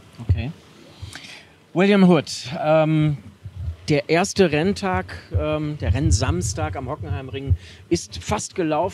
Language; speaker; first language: German; native; German